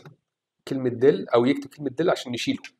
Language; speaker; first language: Arabic; native; Arabic